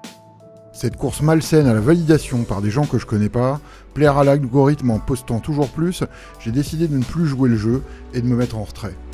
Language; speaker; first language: French; native; French